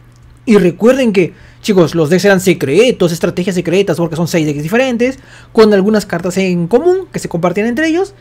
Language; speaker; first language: Spanish; native; Spanish